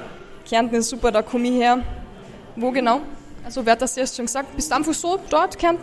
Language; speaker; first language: German; native; German